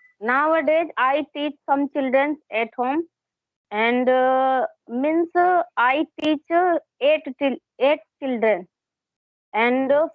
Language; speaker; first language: English; non-native, learner; Hindi